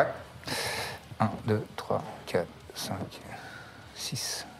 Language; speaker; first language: French; native; French